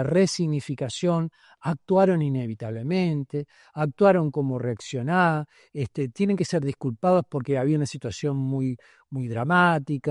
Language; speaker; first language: Spanish; native; Spanish